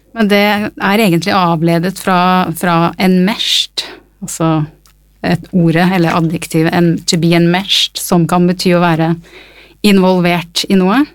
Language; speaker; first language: Norwegian; early bilingual, other home language; English